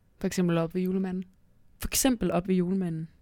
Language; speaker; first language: Danish; native; Danish